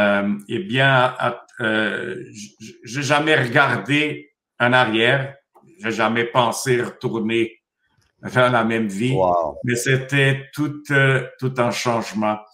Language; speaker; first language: French; non-native, fluent; Portuguese